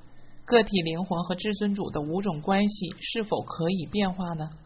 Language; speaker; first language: Chinese; native; Chinese